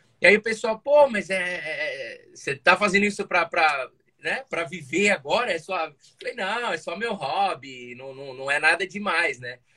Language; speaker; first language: Portuguese; native; Portuguese